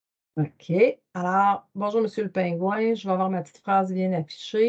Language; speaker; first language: French; native; French